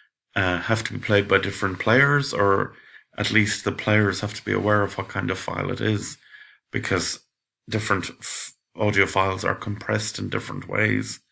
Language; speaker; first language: English; native; English